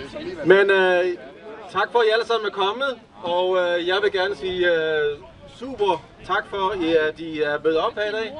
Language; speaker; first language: Danish; native; Danish